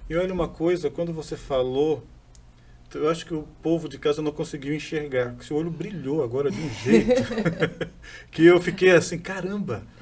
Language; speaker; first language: Portuguese; native; Portuguese